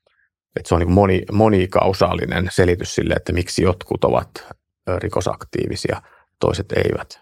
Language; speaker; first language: Finnish; native; Finnish